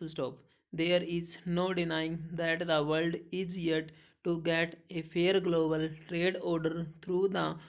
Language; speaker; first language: English; non-native, local second language; Hindi